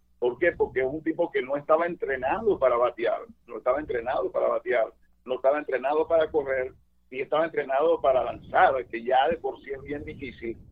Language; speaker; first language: Spanish; native; Spanish